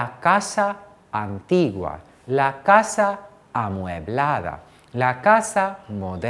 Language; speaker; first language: Spanish; non-native, fluent; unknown